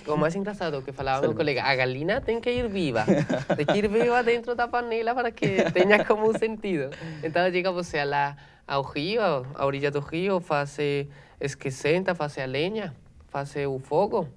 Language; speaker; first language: Portuguese; non-native, learner; Spanish